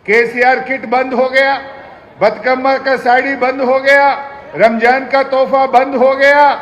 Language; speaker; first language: Hindi; non-native, local second language; Telugu